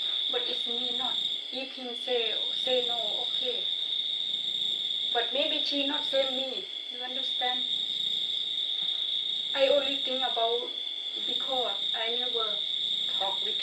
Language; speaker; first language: English; non-native, learner; Thai